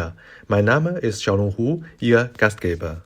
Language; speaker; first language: German; non-native, fluent; Chinese